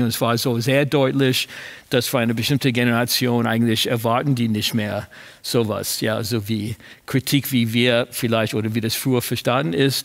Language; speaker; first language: German; non-native, fluent; English